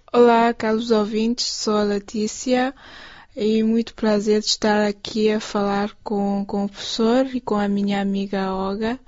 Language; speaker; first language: Portuguese; non-native, fluent; Chinese